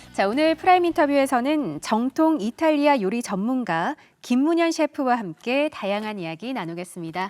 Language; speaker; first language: Korean; native; Korean